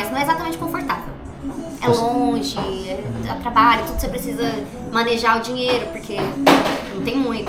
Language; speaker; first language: Portuguese; native; Portuguese